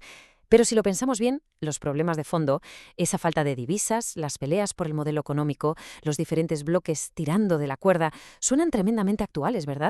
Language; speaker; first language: Spanish; native; Spanish